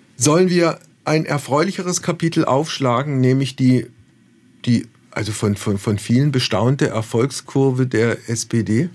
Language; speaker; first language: German; native; German